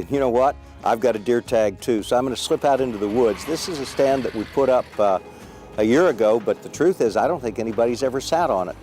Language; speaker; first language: English; native; English